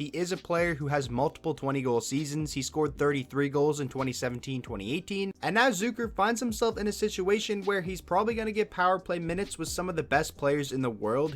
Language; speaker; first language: English; native; English